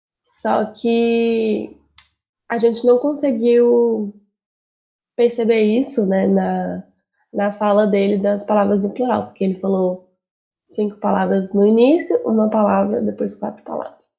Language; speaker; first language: Portuguese; native; Portuguese